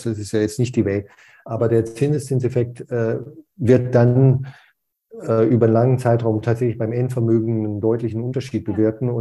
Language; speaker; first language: German; native; German